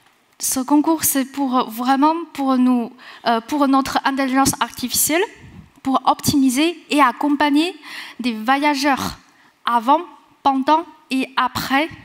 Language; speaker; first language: French; non-native, fluent; Chinese